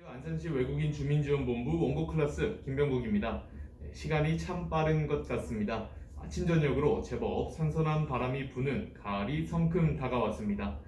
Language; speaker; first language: Korean; native; Korean